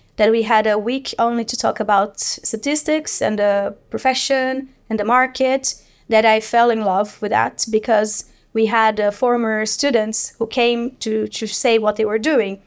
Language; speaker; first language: English; non-native, fluent; Portuguese